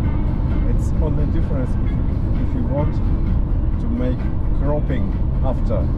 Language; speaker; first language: English; non-native, learner; German